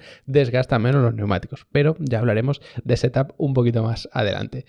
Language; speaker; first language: Spanish; native; Spanish